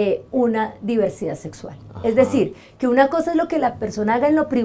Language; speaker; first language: Spanish; native; Spanish